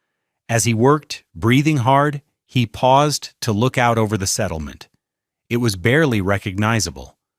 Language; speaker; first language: English; native; English